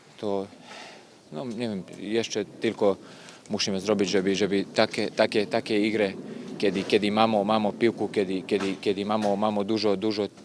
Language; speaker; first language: Polish; non-native, learner; Serbian